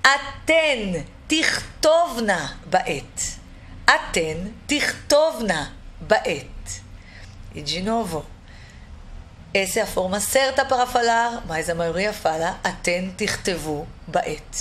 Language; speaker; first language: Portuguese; non-native, fluent; Hebrew